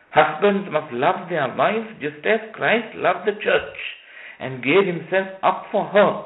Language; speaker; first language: English; non-native, local second language; Sinhala